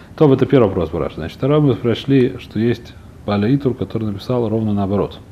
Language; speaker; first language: Russian; early bilingual, heritage; Russian